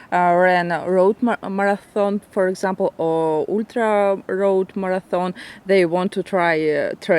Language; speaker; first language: English; non-native, learner; Russian